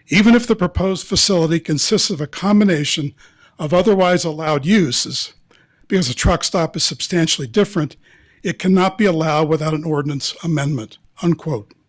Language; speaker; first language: English; native; English